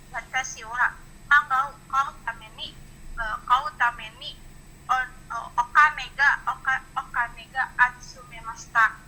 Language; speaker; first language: Japanese; non-native, learner; Indonesian